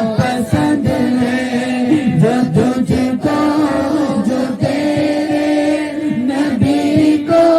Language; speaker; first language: Urdu; native; Urdu